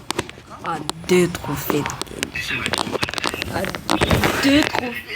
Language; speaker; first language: French; native; French